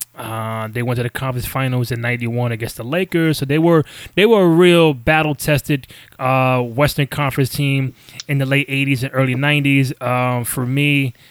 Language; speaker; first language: English; native; English